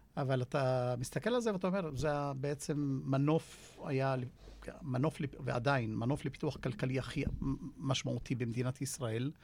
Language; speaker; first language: Hebrew; non-native, local second language; Arabic